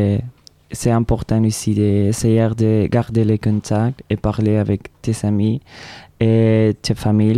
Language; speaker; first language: French; non-native, learner; Spanish